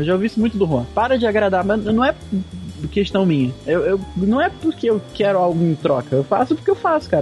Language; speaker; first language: Portuguese; native; Portuguese